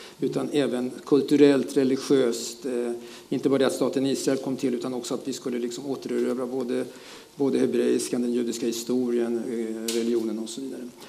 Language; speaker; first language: Swedish; early bilingual, other home language; German